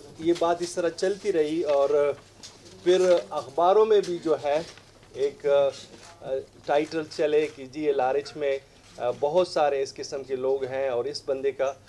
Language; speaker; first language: Urdu; non-native, local second language; Pashto